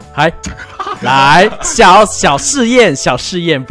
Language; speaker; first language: Chinese; native; Chinese